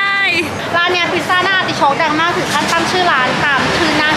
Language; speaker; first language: Thai; native; Thai